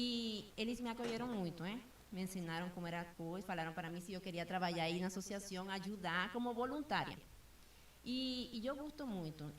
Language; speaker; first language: Portuguese; non-native, fluent; Spanish